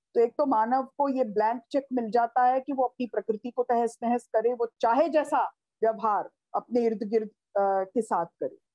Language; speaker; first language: Hindi; native; Hindi